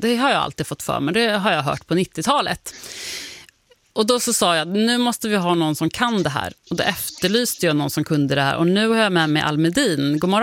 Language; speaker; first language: Swedish; native; Swedish